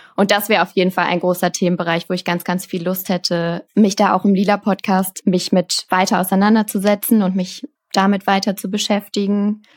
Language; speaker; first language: German; native; German